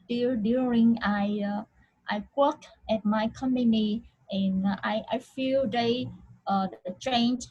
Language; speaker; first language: English; non-native, learner; Vietnamese